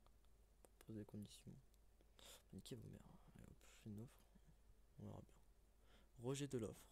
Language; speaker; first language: French; native; French